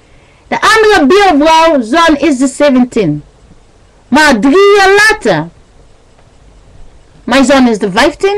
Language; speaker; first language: Dutch; non-native, learner; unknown